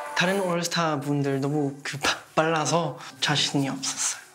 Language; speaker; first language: Korean; non-native, learner; English